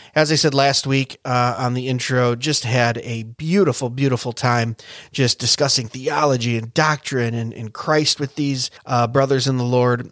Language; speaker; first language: English; native; English